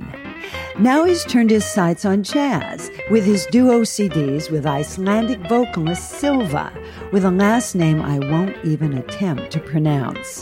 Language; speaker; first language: English; native; English